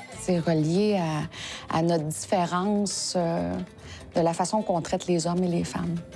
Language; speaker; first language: French; native; French